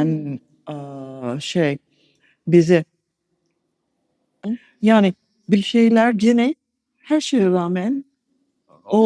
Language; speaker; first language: Turkish; non-native, fluent; English